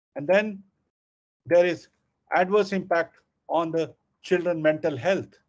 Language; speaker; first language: English; non-native, local second language; Hindi